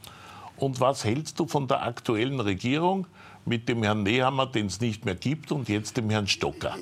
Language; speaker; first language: German; native; German